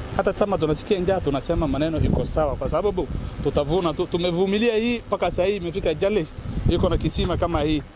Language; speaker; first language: Swahili; non-native, local second language; Somali